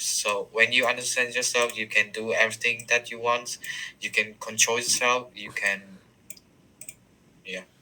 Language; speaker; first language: English; non-native, learner; Vietnamese